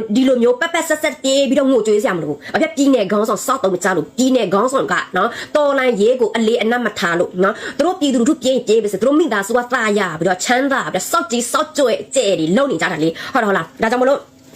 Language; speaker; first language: Burmese; non-native, local second language; Karen languages